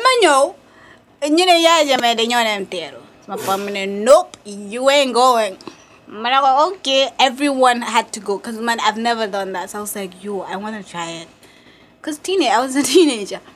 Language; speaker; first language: English; non-native, local second language; Wolof